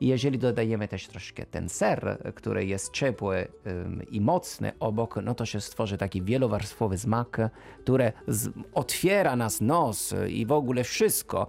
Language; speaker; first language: Polish; non-native, fluent; Italian